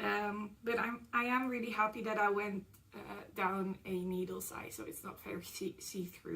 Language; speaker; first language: English; non-native, fluent; Dutch